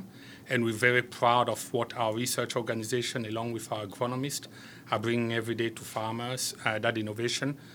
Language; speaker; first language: English; non-native, local second language; French